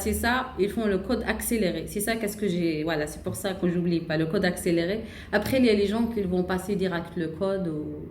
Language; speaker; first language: French; non-native, learner; Arabic